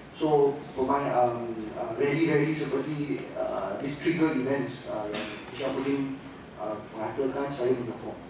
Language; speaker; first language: Malay; non-native, local second language; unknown